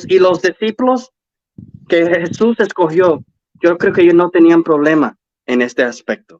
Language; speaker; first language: Spanish; early bilingual, heritage; English